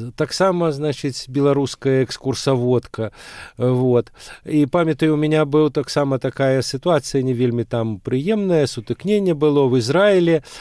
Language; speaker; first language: Belarusian; non-native, local second language; Russian